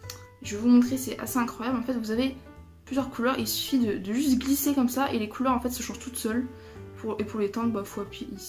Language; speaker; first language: French; native; French